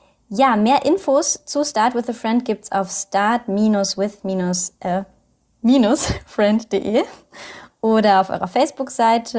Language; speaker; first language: German; native; German